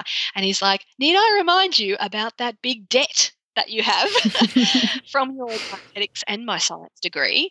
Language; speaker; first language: English; native; English